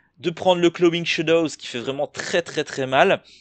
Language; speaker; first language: French; native; French